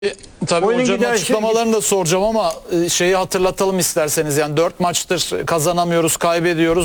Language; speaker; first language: Turkish; native; Turkish